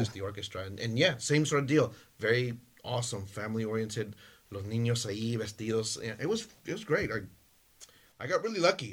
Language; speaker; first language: English; early bilingual, other home language; Spanish